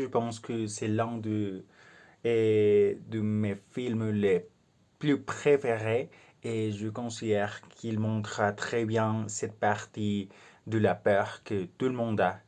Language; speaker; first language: French; non-native, learner; Spanish